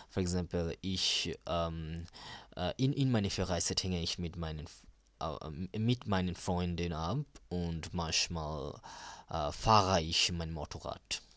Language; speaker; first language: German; non-native, learner; Bangla